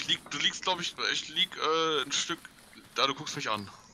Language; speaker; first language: German; native; German